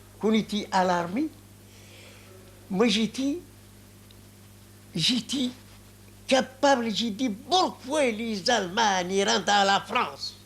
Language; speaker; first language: French; non-native, learner; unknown